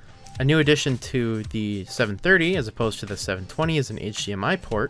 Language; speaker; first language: English; native; English